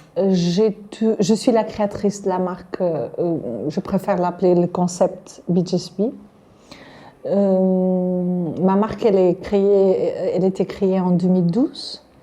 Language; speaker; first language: French; non-native, fluent; Portuguese